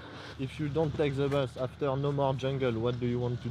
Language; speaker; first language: English; non-native, fluent; French